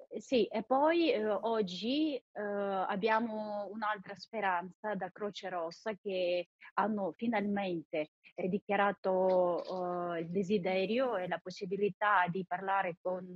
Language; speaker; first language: Italian; non-native, fluent; Ukrainian